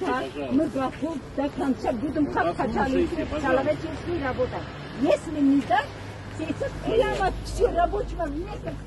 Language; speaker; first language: Russian; non-native, learner; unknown